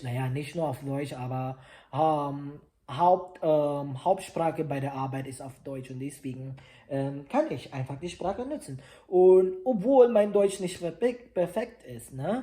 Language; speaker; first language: German; non-native, fluent; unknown